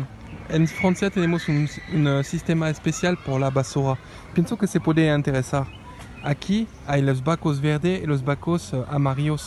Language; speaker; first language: Spanish; non-native, fluent; French